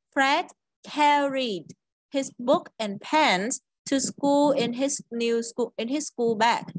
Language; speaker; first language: English; non-native, fluent; Vietnamese